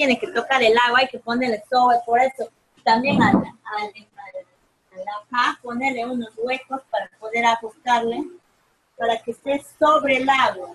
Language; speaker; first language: Spanish; native; Spanish